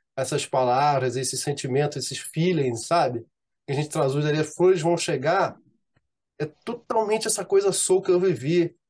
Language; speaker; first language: Portuguese; native; Portuguese